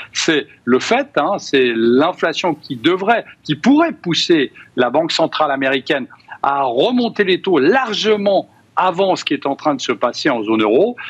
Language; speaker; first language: French; native; French